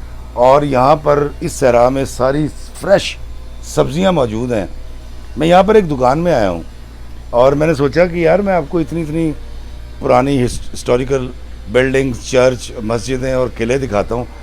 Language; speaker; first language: Hindi; non-native, local second language; Punjabi